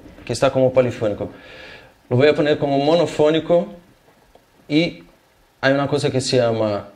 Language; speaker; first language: Spanish; non-native, fluent; Portuguese